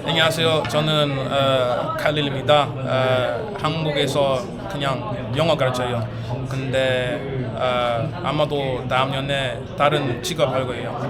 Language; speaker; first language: Korean; non-native, learner; English